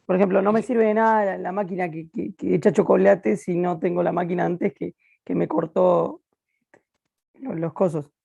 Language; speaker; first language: Spanish; native; Spanish